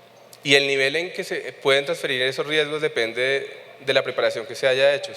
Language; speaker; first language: Spanish; native; Spanish